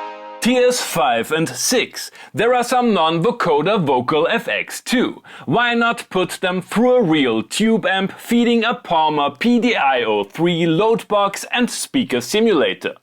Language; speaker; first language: English; non-native, fluent; German